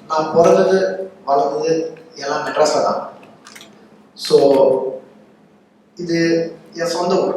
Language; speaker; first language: Tamil; non-native, local second language; Telugu